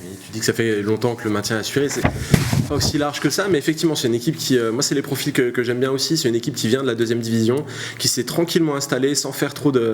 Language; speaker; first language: French; native; French